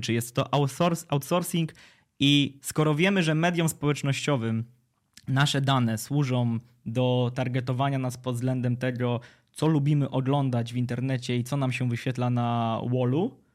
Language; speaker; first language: Polish; native; Polish